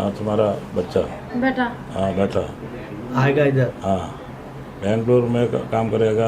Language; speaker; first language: Hindi; non-native, local second language; Malayalam